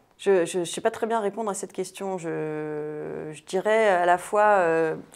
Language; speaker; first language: French; native; French